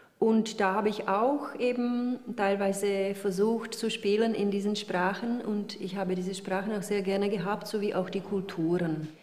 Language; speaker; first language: German; early bilingual, heritage; Czech